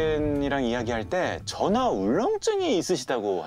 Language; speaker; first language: Korean; native; Korean